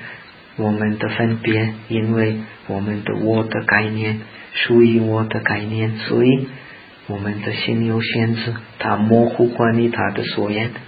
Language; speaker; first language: Chinese; non-native, fluent; Czech